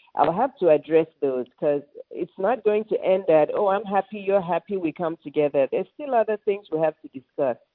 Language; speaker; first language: English; non-native, local second language; Yoruba